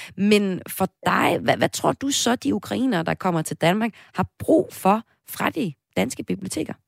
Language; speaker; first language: Danish; native; Danish